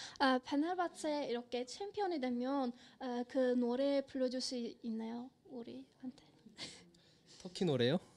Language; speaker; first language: Korean; non-native, fluent; Turkish